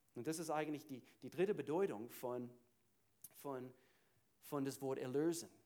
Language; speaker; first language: German; non-native, fluent; English